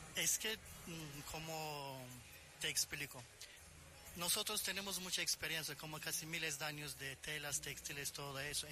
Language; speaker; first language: Spanish; non-native, learner; Turkish